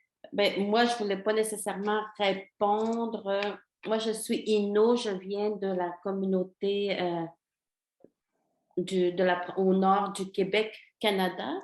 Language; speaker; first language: French; non-native, local second language; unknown